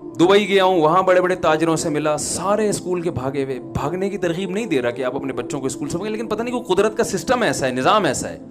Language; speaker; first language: Urdu; native; Urdu